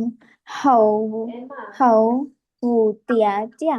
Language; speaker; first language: Chinese; non-native, learner; Lao